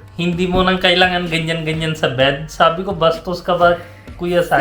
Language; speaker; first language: Filipino; non-native, learner; Punjabi